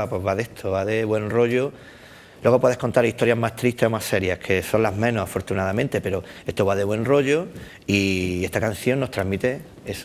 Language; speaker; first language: Spanish; native; Spanish